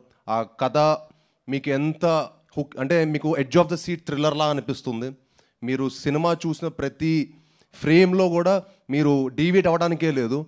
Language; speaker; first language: Telugu; native; Telugu